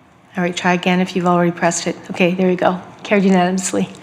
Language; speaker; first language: English; native; English